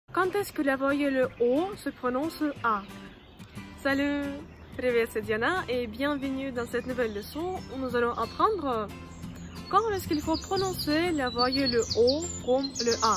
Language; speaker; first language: French; non-native, fluent; Russian